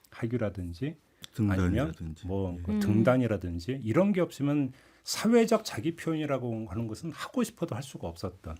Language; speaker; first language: Korean; native; Korean